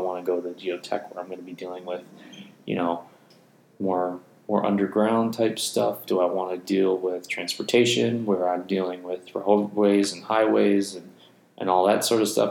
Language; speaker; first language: English; native; English